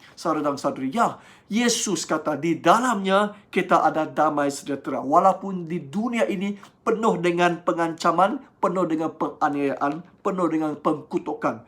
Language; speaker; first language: Malay; non-native, local second language; Chinese